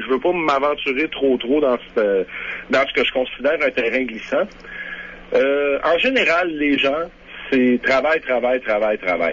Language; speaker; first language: French; native; French